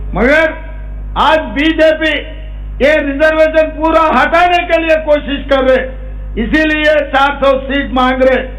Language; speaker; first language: Hindi; non-native, local second language; Telugu